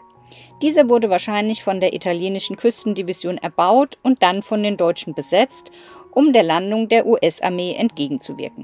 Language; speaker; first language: German; native; German